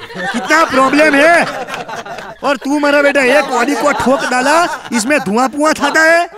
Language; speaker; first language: Hindi; non-native, local second language; Gujarati